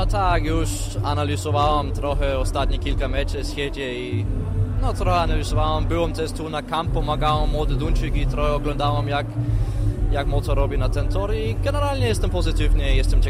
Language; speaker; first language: Polish; non-native, learner; Danish